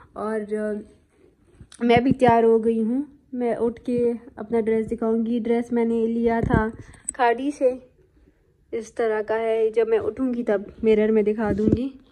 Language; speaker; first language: Urdu; native; Urdu